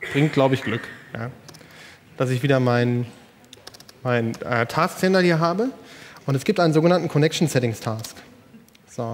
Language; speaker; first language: German; native; German